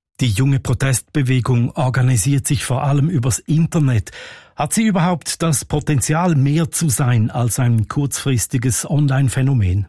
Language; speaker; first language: German; native; German